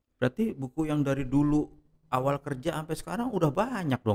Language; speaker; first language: Indonesian; native; Indonesian